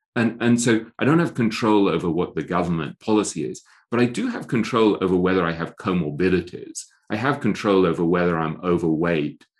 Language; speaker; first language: English; native; English